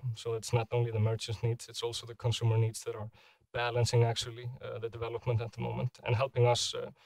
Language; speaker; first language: English; non-native, fluent; Icelandic